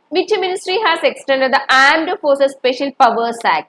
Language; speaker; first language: English; non-native, local second language; Malayalam